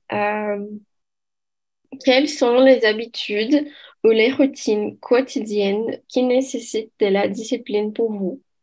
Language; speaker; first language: French; non-native, fluent; Portuguese